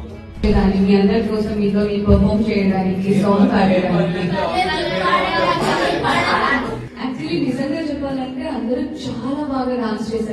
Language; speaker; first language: Telugu; non-native, fluent; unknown